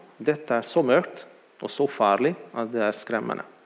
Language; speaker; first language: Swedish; non-native, fluent; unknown